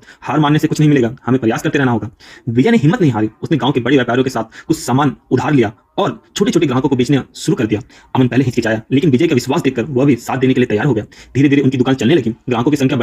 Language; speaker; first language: Hindi; native; Hindi